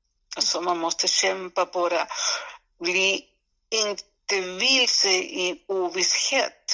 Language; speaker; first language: Swedish; non-native, fluent; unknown